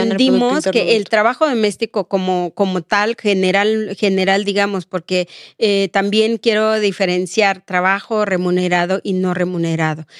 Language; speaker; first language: Spanish; non-native, local second language; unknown